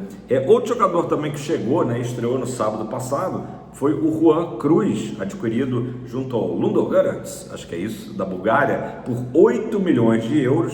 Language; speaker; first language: Portuguese; native; Portuguese